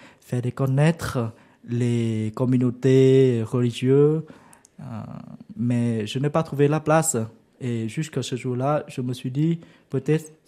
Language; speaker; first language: French; non-native, fluent; Vietnamese